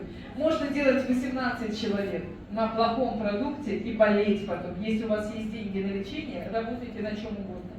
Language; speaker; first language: Russian; native; Russian